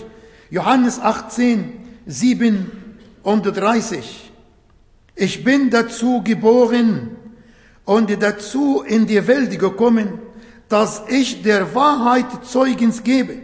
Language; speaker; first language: German; non-native, fluent; Arabic